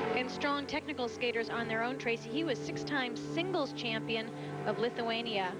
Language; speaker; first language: English; native; English